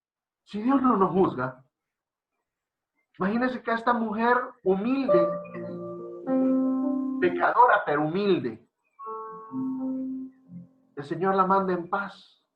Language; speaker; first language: Spanish; native; Spanish